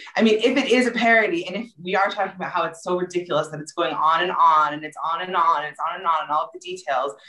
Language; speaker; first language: English; native; English